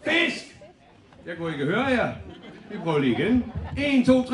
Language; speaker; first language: Danish; native; Danish